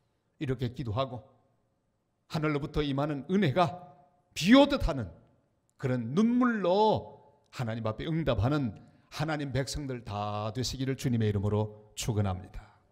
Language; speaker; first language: Korean; native; Korean